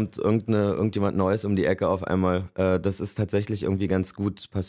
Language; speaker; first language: German; native; German